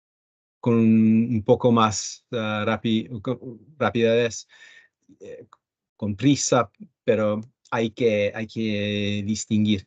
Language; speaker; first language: Spanish; early bilingual, heritage; Spanish